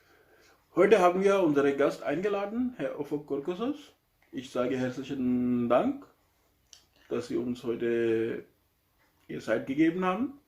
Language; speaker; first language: German; non-native, learner; Urdu